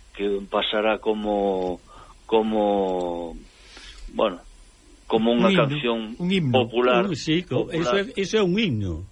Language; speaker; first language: Galician; native; Galician